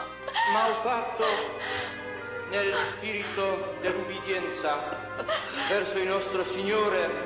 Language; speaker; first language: Italian; non-native, fluent; Polish